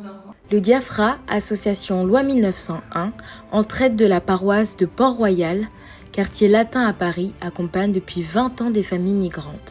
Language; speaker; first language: French; native; French